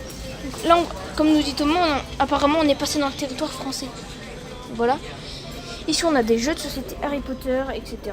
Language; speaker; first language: French; native; French